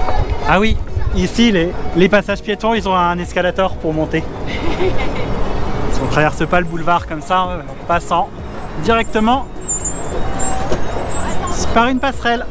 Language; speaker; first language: French; native; French